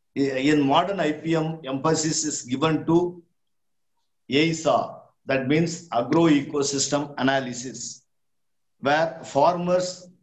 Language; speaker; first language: English; non-native, local second language; Tamil